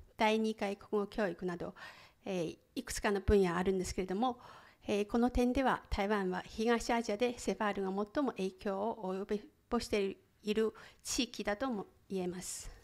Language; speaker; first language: Japanese; non-native, fluent; Chinese